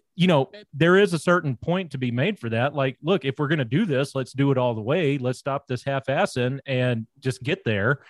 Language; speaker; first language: English; native; English